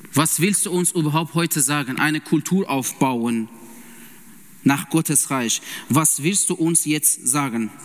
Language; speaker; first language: German; non-native, fluent; Persian